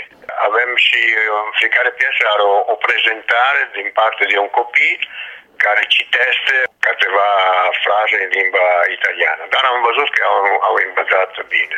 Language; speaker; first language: Romanian; non-native, learner; Italian